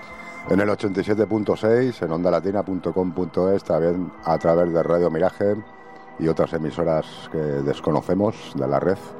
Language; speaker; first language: Spanish; native; Spanish